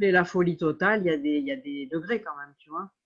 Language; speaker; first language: French; native; French